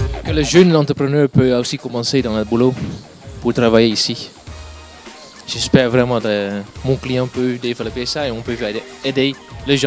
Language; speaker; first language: French; non-native, fluent; Dutch